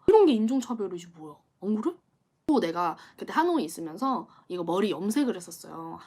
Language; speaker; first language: Korean; native; Korean